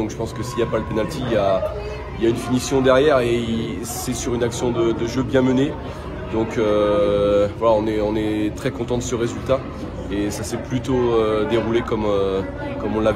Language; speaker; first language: French; native; French